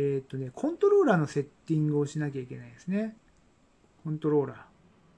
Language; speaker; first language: Japanese; native; Japanese